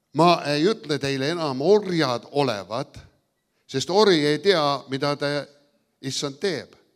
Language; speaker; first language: Estonian; early bilingual, heritage; Estonian